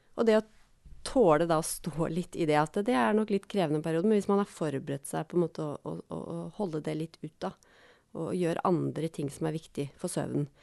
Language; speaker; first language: Norwegian; native; Norwegian